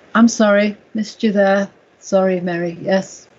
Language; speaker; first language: English; native; English